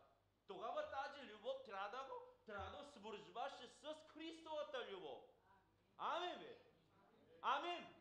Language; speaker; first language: Bulgarian; non-native, learner; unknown